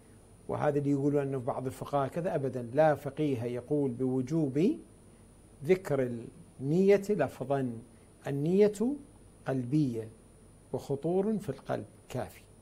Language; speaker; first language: Arabic; native; Arabic